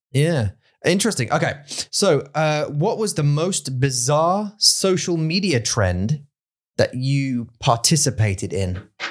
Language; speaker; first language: English; native; English